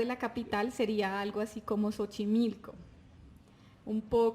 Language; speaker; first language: Spanish; native; Spanish